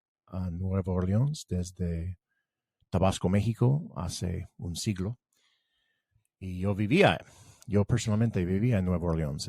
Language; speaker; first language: Spanish; non-native, fluent; English